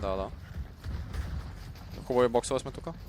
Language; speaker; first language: Bulgarian; native; Bulgarian